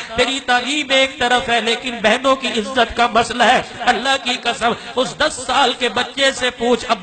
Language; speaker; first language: Urdu; non-native, local second language; Punjabi